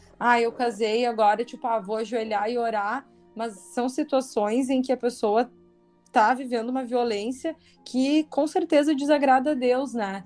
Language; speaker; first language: Portuguese; native; Portuguese